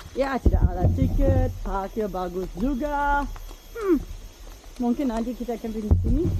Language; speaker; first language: Indonesian; non-native, learner; English